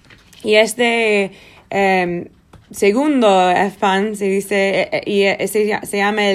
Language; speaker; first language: Spanish; non-native, learner; Portuguese